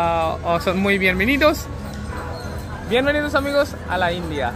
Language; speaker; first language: Spanish; non-native, learner; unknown